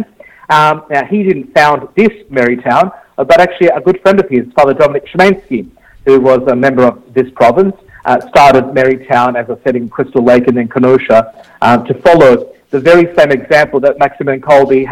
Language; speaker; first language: English; native; English